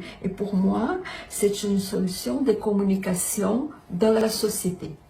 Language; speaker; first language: French; non-native, fluent; Portuguese